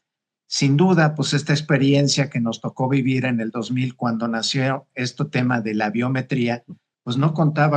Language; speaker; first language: Spanish; native; Spanish